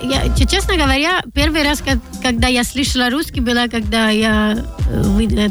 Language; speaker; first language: Russian; non-native, learner; Italian